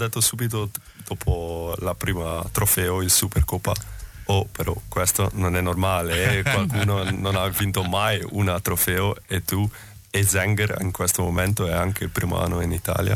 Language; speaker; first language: Italian; non-native, learner; Dutch